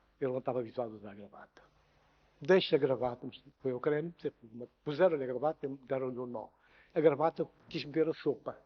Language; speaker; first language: Portuguese; non-native, local second language; Upper Guinea Crioulo